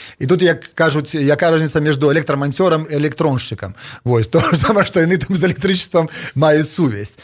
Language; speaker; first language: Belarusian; native; Belarusian